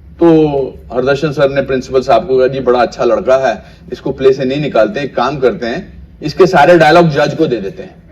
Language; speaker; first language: Hindi; native; Hindi